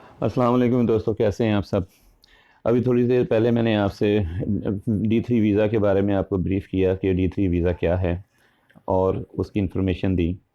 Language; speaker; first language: Urdu; non-native, local second language; Punjabi